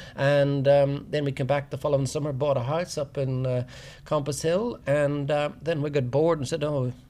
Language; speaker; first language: English; native; English